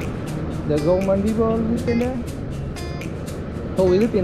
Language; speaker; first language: English; non-native, learner; Vietnamese